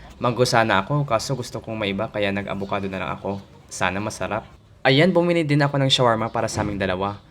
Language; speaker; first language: Filipino; non-native, local second language; Pangasinan